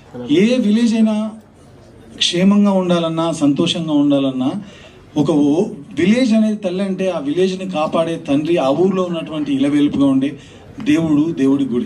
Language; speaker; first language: Telugu; native; Telugu